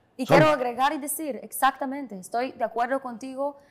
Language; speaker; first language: Spanish; non-native, fluent; Hebrew